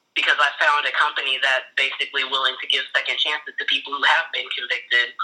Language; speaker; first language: English; native; English